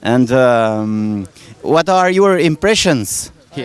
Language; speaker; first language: English; non-native, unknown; Albanian